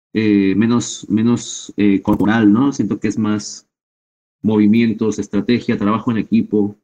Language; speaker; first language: Spanish; native; Spanish